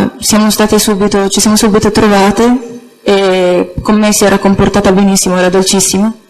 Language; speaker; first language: Italian; early bilingual, other home language; Arabic